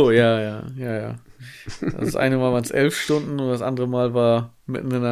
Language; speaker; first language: German; native; German